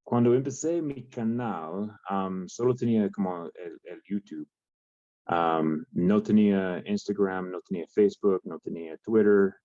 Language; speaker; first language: Spanish; non-native, learner; English